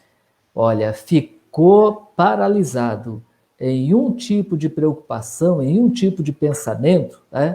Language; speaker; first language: Portuguese; native; Portuguese